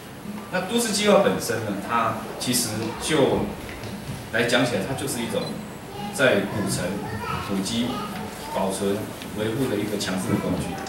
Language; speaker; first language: Chinese; native; Chinese